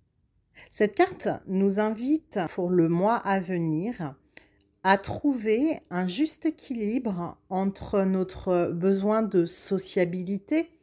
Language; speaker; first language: French; native; French